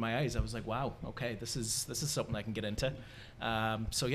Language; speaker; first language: English; native; English